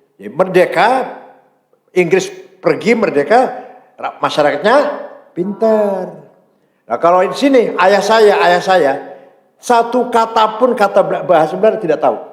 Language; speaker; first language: Malay; non-native, local second language; Javanese